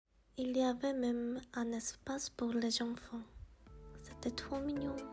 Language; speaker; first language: French; non-native, fluent; Korean